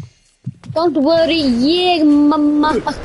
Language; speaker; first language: Icelandic; early bilingual, heritage; Icelandic